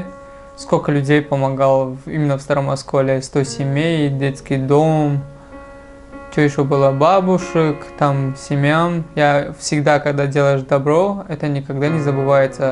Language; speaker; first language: Russian; non-native, local second language; Tajik